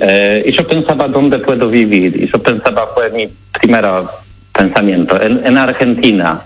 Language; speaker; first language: Spanish; non-native, learner; Polish